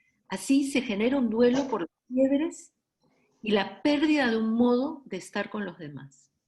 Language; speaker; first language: Spanish; native; Spanish